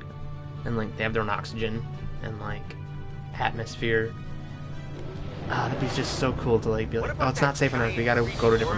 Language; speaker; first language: English; native; English